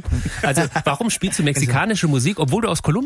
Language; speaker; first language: German; native; German